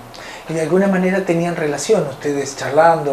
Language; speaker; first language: Spanish; native; Spanish